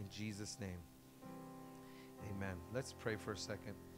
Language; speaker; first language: English; native; English